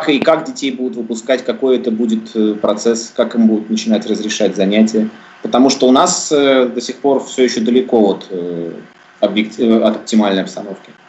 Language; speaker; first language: Russian; native; Russian